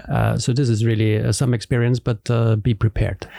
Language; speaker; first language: English; non-native, fluent; German